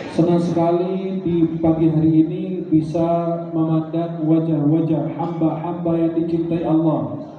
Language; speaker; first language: Indonesian; non-native, fluent; Arabic